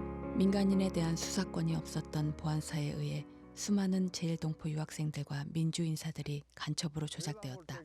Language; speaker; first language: Korean; native; Korean